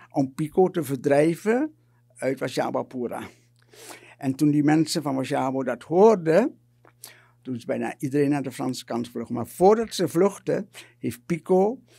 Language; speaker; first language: Dutch; native; Dutch